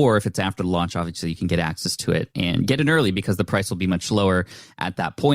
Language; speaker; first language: English; native; English